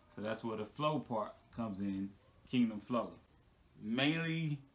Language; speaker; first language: English; native; English